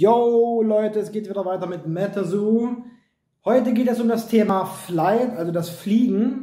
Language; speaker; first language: German; native; German